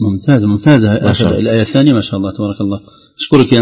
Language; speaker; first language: Arabic; native; Arabic